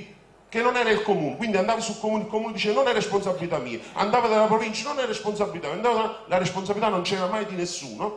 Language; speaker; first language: Italian; native; Italian